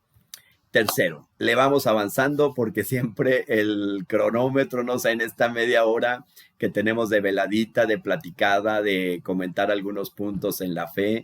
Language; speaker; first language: Spanish; native; Spanish